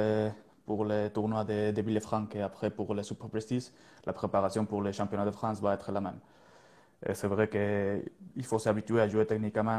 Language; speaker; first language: French; non-native, learner; Spanish